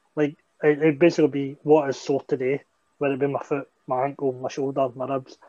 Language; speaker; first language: English; native; English